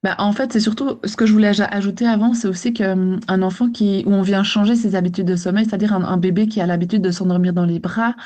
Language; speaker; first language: French; native; French